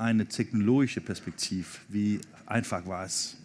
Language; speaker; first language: German; non-native, learner; Danish